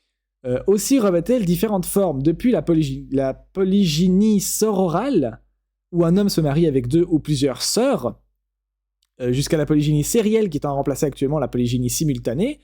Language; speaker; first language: French; native; French